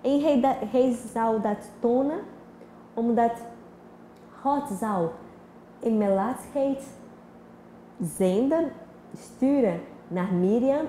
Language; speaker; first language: Dutch; non-native, fluent; Portuguese